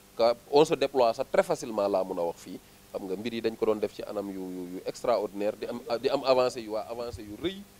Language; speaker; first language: Wolof; native; Wolof